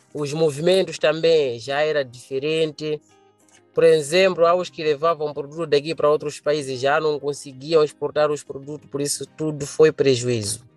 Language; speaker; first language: Portuguese; non-native, local second language; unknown